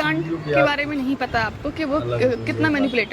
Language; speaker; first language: Hindi; native; Hindi